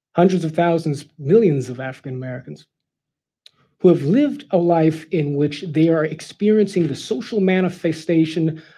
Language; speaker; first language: English; native; English